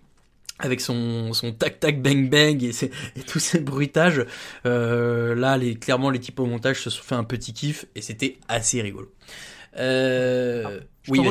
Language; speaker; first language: French; native; French